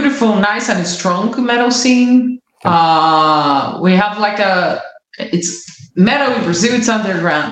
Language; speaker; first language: English; non-native, learner; Portuguese